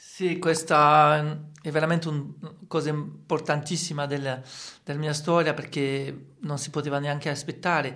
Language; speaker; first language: Italian; non-native, fluent; French